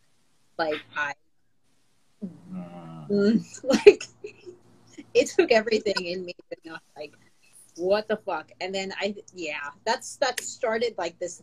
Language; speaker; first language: English; non-native, local second language; Filipino